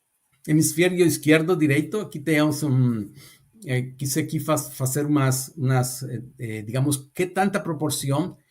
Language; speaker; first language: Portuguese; non-native, learner; Spanish